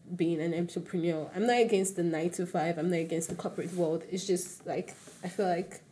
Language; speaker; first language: English; non-native, local second language; Yoruba